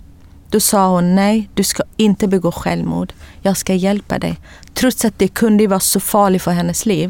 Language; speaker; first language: Swedish; non-native, fluent; Kurdish